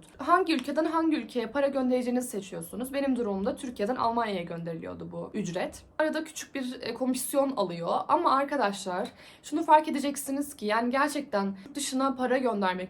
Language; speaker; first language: Turkish; native; Turkish